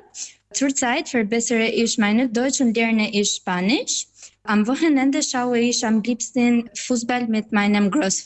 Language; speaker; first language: German; non-native, fluent; Albanian